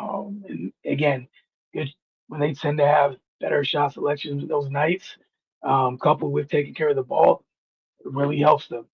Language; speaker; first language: English; native; English